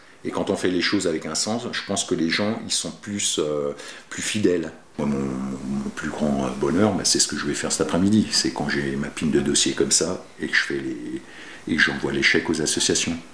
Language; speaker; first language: French; native; French